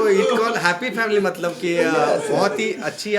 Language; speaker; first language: Hindi; native; Hindi